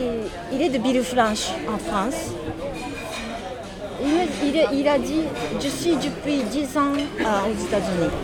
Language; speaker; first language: French; non-native, learner; Japanese